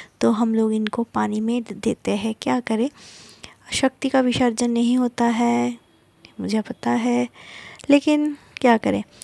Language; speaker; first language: Hindi; non-native, local second language; Bangla